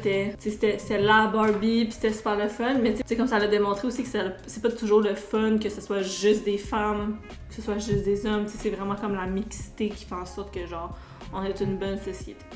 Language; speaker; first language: French; native; French